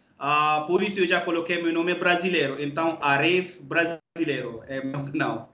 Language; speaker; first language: Portuguese; non-native, learner; Urdu